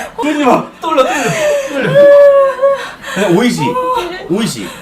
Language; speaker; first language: Japanese; non-native, learner; Korean